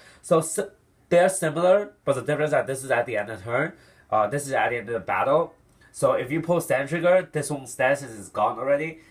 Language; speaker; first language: English; non-native, fluent; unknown